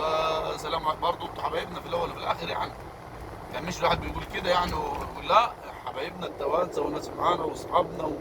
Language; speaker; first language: Arabic; native; Arabic